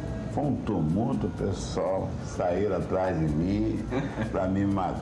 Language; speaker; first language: Portuguese; native; Portuguese